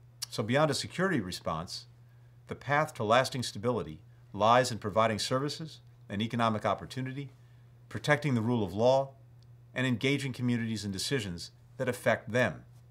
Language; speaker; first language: English; native; English